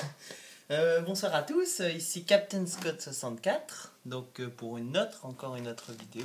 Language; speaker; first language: French; native; French